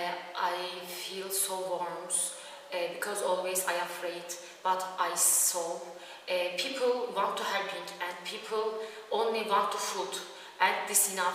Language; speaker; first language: English; non-native, learner; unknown